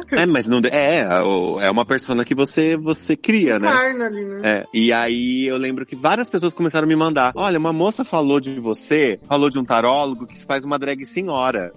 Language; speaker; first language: Portuguese; native; Portuguese